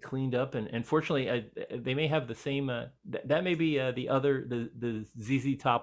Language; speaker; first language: English; native; English